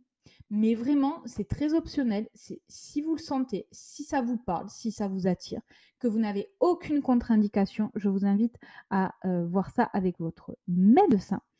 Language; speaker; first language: French; native; French